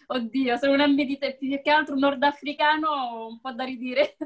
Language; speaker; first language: Italian; early bilingual, other home language; Arabic